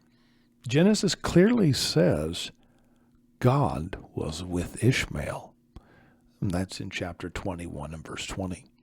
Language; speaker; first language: English; native; English